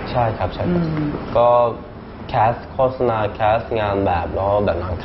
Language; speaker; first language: Thai; non-native, fluent; Swedish